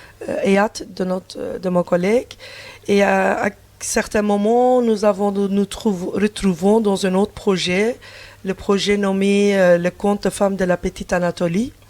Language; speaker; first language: French; non-native, fluent; Turkish